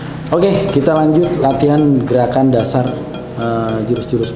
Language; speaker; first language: Indonesian; native; Indonesian